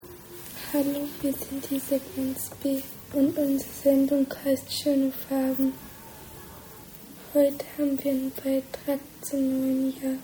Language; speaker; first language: German; native; German